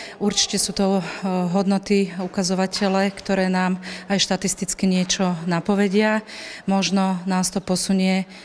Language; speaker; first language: Slovak; native; Slovak